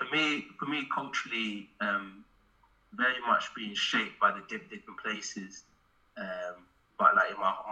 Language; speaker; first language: English; native; English